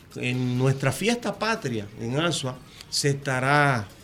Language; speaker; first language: Spanish; native; Spanish